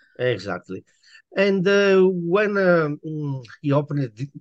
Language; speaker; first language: English; non-native, learner; Italian